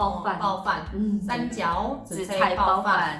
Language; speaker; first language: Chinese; non-native, fluent; Korean